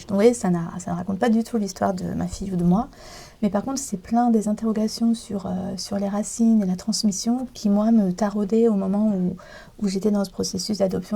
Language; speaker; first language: French; native; French